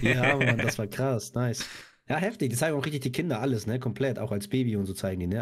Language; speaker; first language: German; native; German